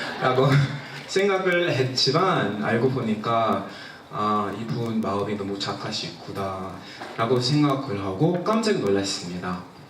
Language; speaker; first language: Korean; non-native, fluent; English